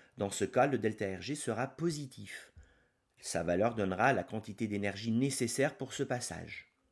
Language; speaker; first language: French; native; French